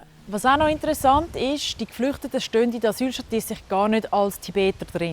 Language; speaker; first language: German; native; German